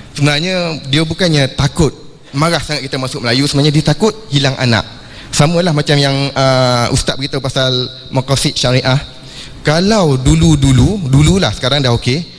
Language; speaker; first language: Malay; non-native, local second language; Chinese